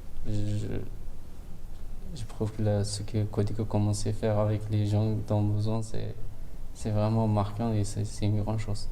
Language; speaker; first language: French; non-native, fluent; Turkish